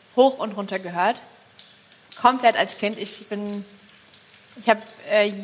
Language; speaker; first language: German; native; German